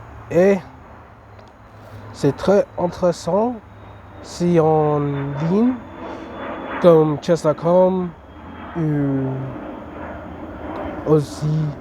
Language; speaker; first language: French; non-native, learner; English